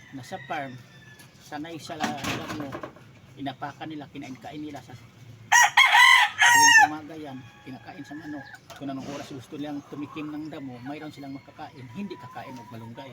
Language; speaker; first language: Filipino; non-native, local second language; Cebuano